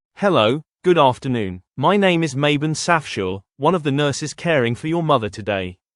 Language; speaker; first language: English; non-native, fluent; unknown